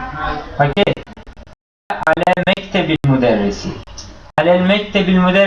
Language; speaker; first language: Arabic; non-native, fluent; Turkish